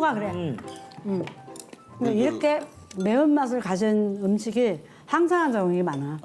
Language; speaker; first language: Korean; native; Korean